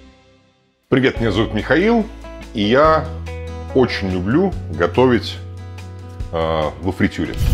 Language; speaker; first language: Russian; native; Russian